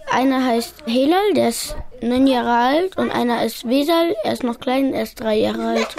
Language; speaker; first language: German; early bilingual, other home language; Pashto